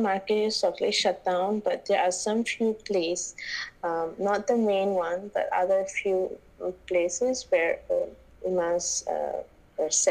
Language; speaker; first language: English; non-native, local second language; Manipuri